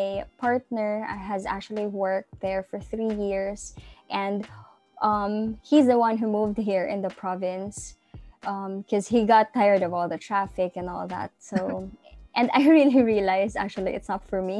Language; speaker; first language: English; non-native, local second language; Cebuano